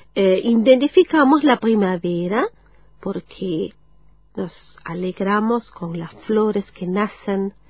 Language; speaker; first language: Spanish; non-native, fluent; German